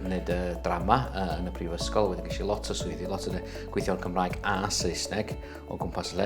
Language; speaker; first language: Welsh; non-native, local second language; English